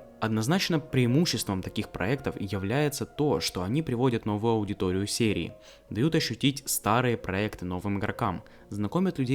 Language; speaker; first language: Russian; native; Russian